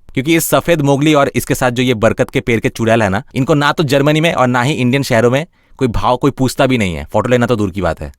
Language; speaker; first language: Hindi; native; Hindi